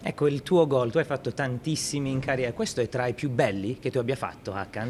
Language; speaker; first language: Italian; native; Italian